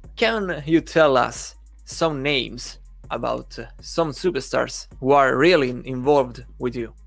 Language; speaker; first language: English; non-native, learner; Italian